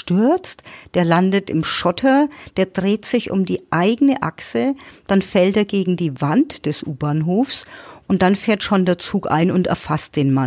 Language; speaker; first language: German; native; German